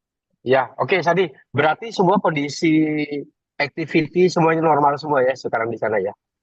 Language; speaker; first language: Indonesian; native; Indonesian